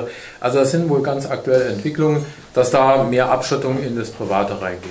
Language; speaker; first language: German; native; German